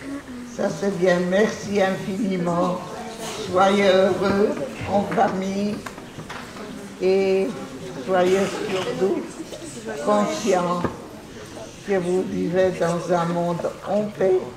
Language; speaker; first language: French; non-native, fluent; Polish